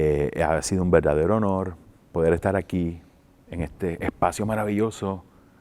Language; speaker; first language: Spanish; native; Spanish